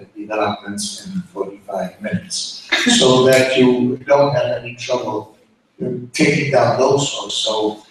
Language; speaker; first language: English; non-native, fluent; German